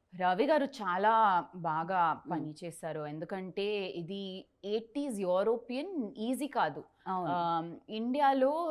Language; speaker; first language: Telugu; non-native, learner; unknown